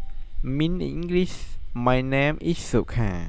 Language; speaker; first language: English; non-native, learner; Khmer